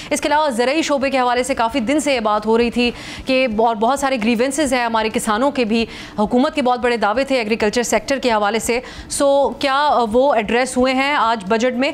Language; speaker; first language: Urdu; native; Urdu